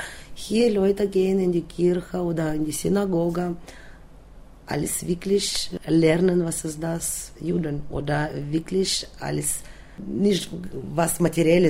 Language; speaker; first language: German; non-native, learner; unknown